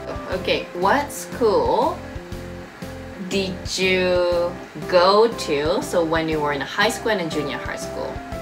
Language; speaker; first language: English; non-native, fluent; Japanese